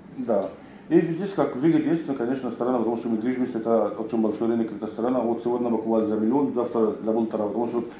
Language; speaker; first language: Russian; non-native, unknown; Arabic